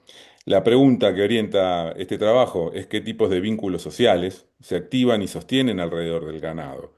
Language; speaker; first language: Spanish; native; Spanish